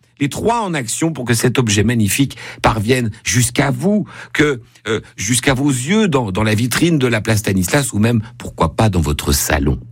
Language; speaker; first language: French; native; French